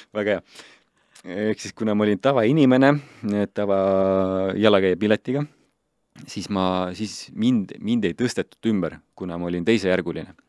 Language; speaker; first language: Estonian; non-native, local second language; Russian